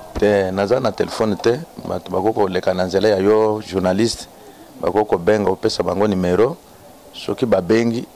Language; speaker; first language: Lingala; native; Lingala